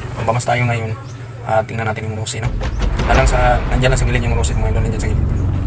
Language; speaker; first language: Filipino; non-native, local second language; Hiligaynon